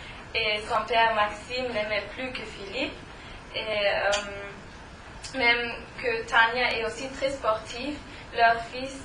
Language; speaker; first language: French; non-native, learner; German